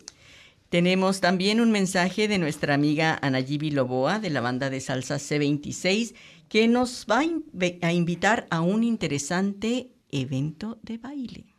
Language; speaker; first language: Spanish; native; Spanish